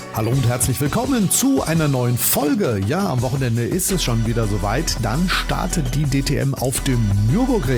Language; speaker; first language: German; native; German